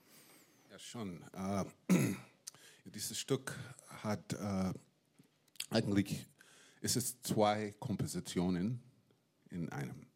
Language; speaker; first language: German; non-native, fluent; English